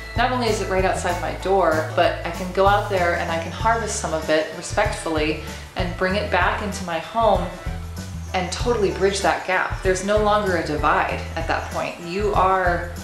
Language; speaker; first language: English; native; English